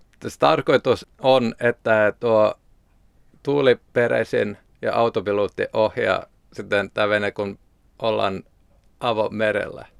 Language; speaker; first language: Finnish; non-native, local second language; Swedish